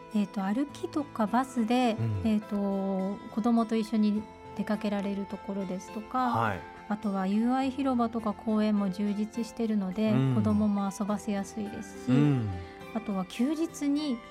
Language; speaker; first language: Japanese; native; Japanese